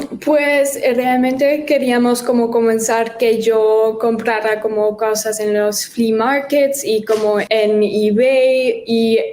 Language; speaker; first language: Spanish; early bilingual, heritage; German